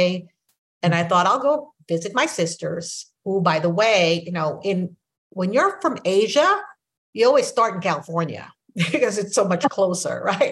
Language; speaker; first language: English; non-native, local second language; Filipino